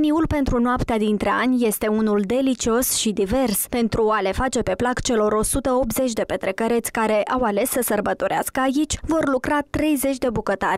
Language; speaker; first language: Romanian; native; Romanian